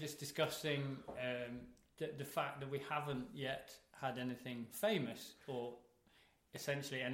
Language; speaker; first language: English; native; English